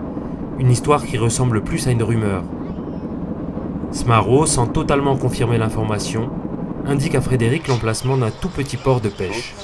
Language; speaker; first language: French; native; French